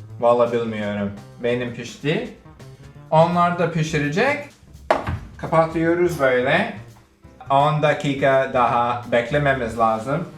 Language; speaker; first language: Turkish; non-native, learner; English